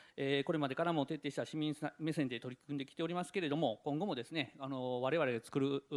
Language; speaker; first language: Japanese; native; Japanese